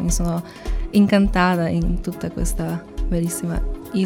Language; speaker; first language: Italian; non-native, learner; Polish